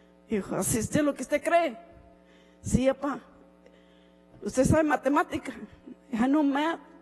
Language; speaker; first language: Spanish; early bilingual, heritage; Spanish